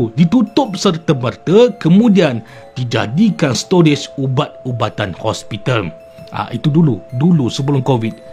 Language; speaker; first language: Malay; native; Malay